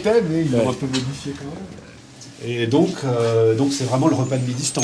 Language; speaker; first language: French; native; French